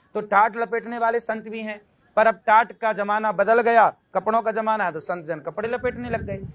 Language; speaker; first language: Hindi; native; Hindi